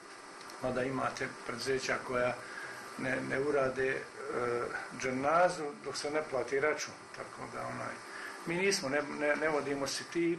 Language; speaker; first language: Croatian; native; Croatian